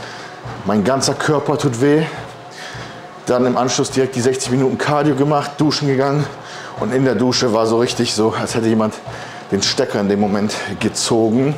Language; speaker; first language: German; native; German